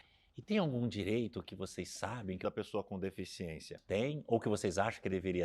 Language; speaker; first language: Portuguese; native; Portuguese